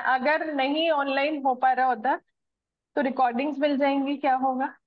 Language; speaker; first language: Hindi; non-native, local second language; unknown